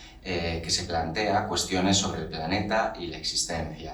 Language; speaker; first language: Spanish; native; Spanish